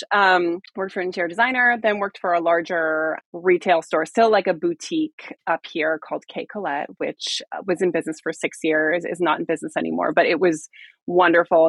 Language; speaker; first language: English; native; English